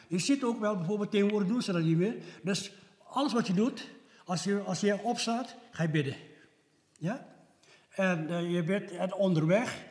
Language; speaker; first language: Dutch; early bilingual, other home language; Malay